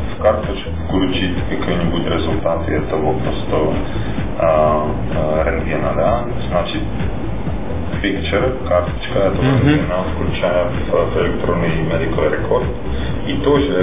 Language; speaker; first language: Russian; non-native, fluent; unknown